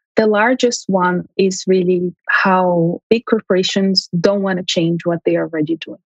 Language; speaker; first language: English; early bilingual, heritage; Armenian